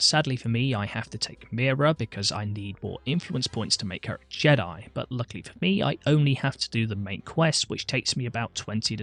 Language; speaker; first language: English; native; English